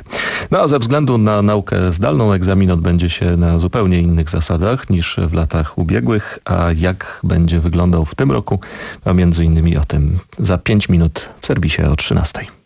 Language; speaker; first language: Polish; native; Polish